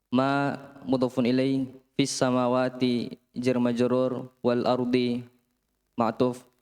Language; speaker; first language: Arabic; non-native, learner; Indonesian